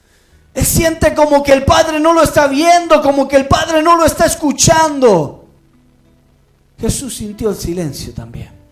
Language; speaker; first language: Spanish; native; Spanish